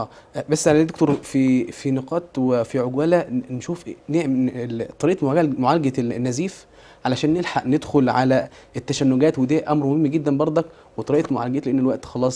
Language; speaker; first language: Arabic; native; Arabic